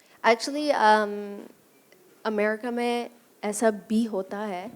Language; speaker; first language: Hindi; non-native, learner; English